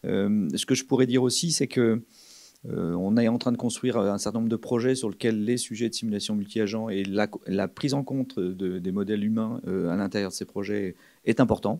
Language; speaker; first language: French; native; French